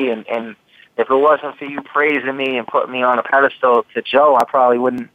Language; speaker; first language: English; native; English